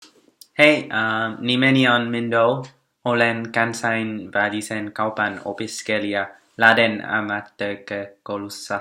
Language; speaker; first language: Finnish; non-native, learner; Vietnamese